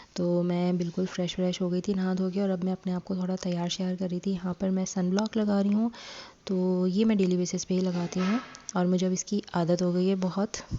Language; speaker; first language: Urdu; native; Urdu